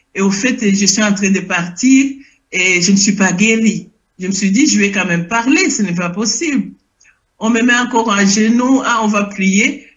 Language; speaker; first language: French; non-native, local second language; Lingala